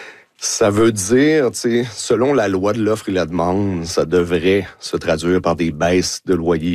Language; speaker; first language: French; native; French